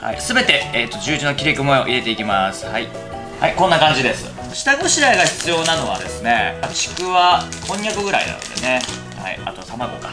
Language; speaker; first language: Japanese; native; Japanese